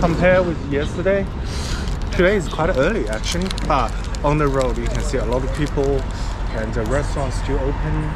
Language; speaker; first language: English; non-native, fluent; Chinese